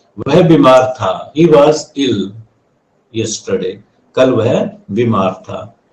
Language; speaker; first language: Hindi; native; Hindi